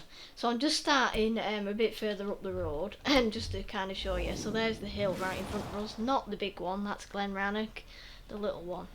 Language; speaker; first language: English; native; English